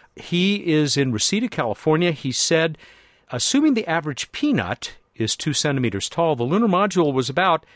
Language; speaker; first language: English; native; English